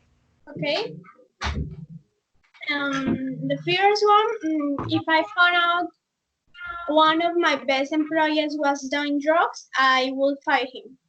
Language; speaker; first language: English; non-native, learner; Spanish